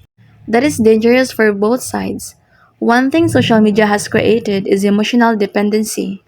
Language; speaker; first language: English; non-native, local second language; Filipino